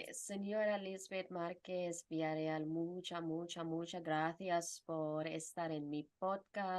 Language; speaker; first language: Spanish; non-native, fluent; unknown